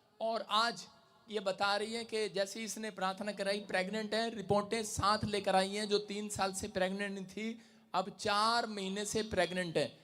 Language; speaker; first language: Hindi; non-native, local second language; Punjabi